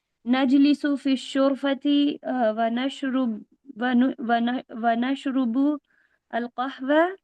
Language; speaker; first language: Arabic; non-native, learner; Urdu